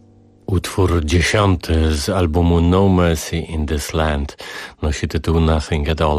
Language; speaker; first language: Polish; native; Polish